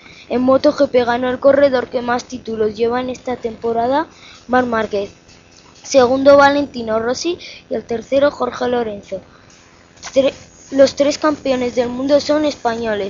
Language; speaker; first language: Spanish; native; Spanish